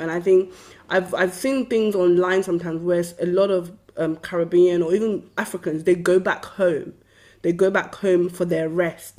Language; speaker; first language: English; native; English